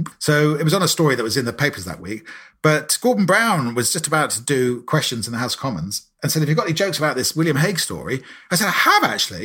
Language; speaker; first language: English; native; English